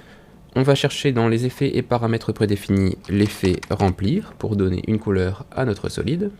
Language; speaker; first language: French; native; French